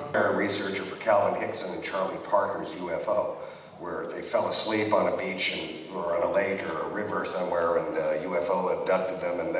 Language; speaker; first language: English; native; English